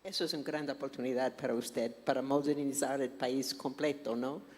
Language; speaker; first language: Spanish; non-native, fluent; English